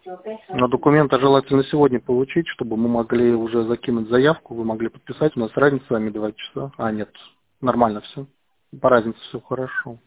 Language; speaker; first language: Russian; native; Russian